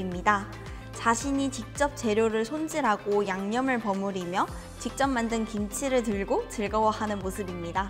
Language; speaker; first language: Korean; native; Korean